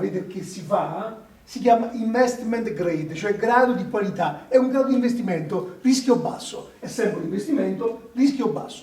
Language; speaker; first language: Italian; native; Italian